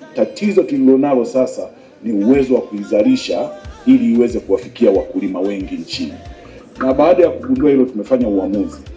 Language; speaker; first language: Swahili; native; Swahili